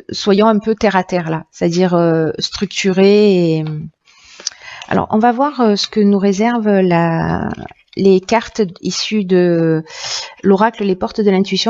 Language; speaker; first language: French; native; French